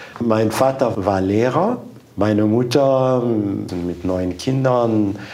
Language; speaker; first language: German; non-native, fluent; Lingala